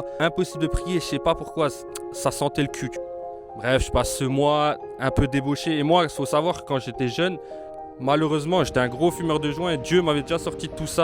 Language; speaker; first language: French; native; French